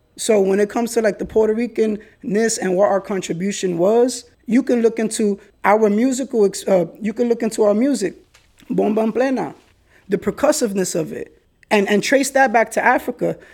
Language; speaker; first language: English; early bilingual, other home language; Spanish